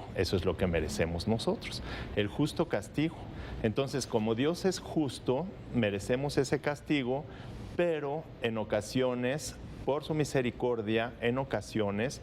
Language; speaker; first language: Spanish; native; Spanish